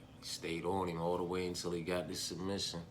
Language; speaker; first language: English; native; English